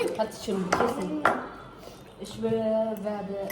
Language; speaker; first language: German; non-native, learner; Cebuano